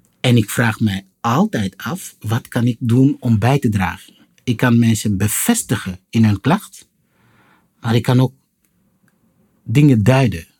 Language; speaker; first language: Dutch; non-native, fluent; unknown